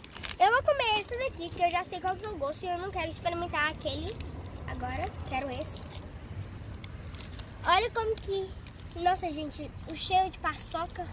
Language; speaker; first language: Portuguese; early bilingual, heritage; Portuguese